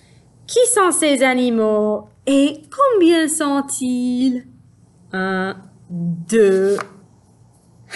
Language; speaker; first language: French; non-native, fluent; English